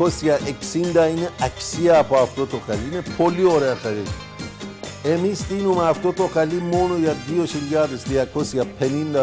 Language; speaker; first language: Greek; non-native, fluent; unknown